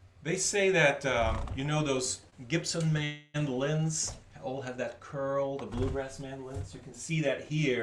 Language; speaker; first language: English; non-native, fluent; French